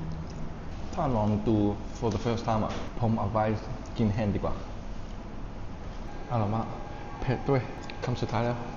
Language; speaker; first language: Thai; non-native, learner; Chinese